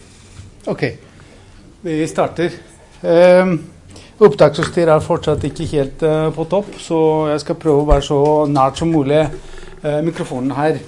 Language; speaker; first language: Norwegian; non-native, fluent; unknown